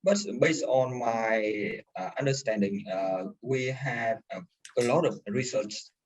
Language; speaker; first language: English; non-native, fluent; Vietnamese